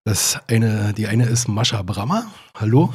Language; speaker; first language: German; native; German